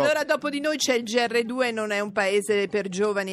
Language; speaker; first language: Italian; native; Italian